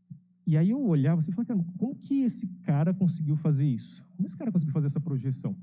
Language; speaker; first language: Portuguese; native; Portuguese